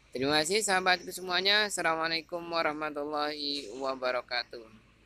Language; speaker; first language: Indonesian; native; Indonesian